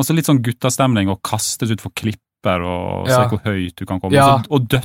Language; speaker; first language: Norwegian; native; Norwegian